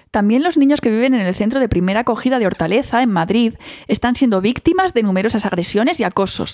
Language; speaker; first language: Spanish; native; Spanish